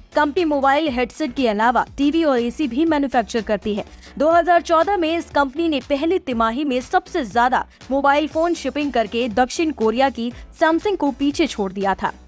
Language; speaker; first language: Hindi; native; Hindi